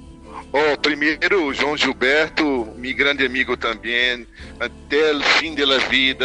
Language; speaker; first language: Spanish; non-native, learner; Portuguese